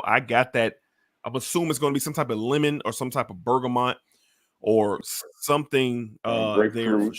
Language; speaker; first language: English; native; English